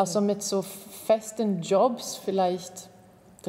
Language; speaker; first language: German; non-native, fluent; Swedish